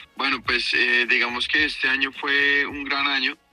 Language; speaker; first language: Spanish; native; Spanish